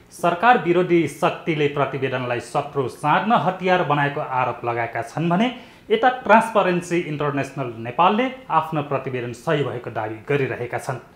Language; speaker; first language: Nepali; native; Nepali